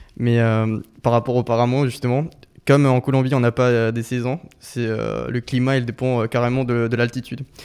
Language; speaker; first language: French; non-native, fluent; Spanish